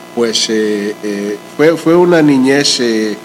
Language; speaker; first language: Spanish; early bilingual, heritage; Spanish